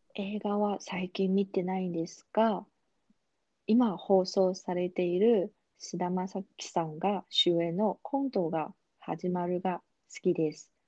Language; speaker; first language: Japanese; non-native, fluent; Chinese